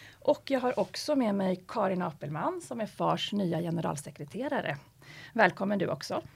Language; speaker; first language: Swedish; native; Swedish